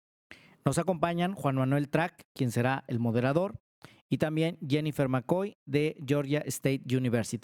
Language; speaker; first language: Spanish; native; Spanish